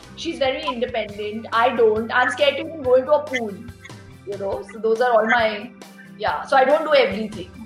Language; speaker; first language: English; non-native, local second language; Tulu